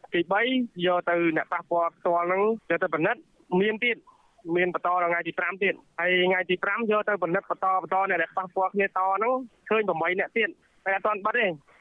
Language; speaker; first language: Khmer; native; Khmer